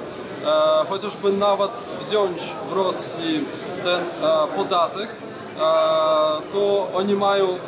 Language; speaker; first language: Polish; non-native, fluent; Belarusian